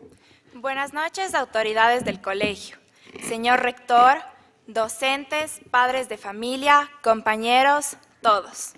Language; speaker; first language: Spanish; native; Spanish